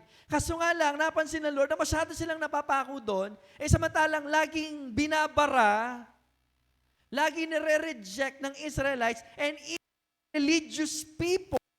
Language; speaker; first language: Filipino; native; Filipino